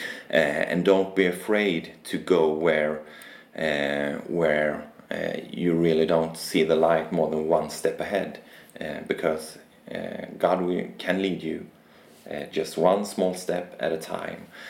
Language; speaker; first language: English; non-native, fluent; Swedish